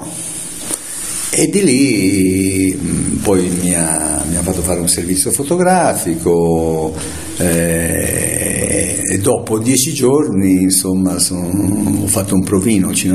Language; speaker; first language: Italian; native; Italian